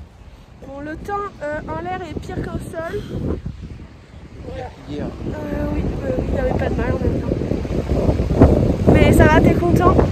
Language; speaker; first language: French; native; French